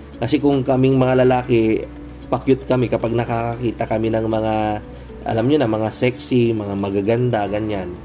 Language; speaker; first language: Filipino; non-native, local second language; Pangasinan